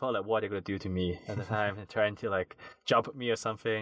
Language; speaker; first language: English; non-native, local second language; Cantonese